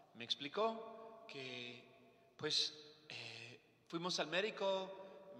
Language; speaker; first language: Spanish; non-native, fluent; English